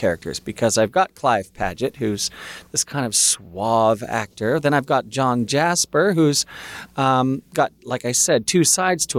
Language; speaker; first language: English; native; English